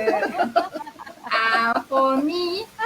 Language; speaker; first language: English; non-native, local second language; Malay